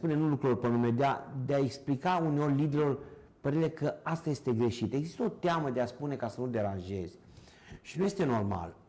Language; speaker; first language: Romanian; native; Romanian